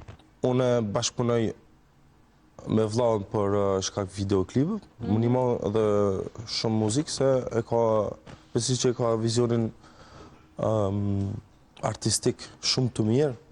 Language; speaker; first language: Albanian; early bilingual, heritage; Albanian